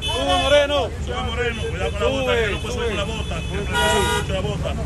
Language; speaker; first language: Spanish; native; Spanish